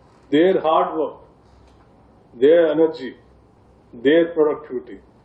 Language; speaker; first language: English; non-native, local second language; Telugu